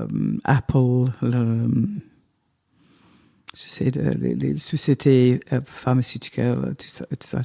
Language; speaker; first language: French; non-native, fluent; English